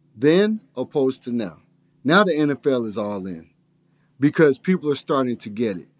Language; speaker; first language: English; native; English